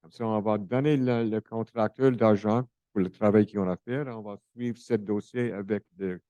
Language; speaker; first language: French; non-native, local second language; English